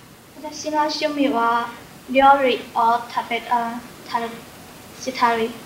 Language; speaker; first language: Japanese; non-native, learner; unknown